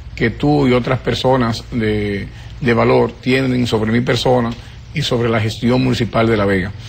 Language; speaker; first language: Spanish; native; Spanish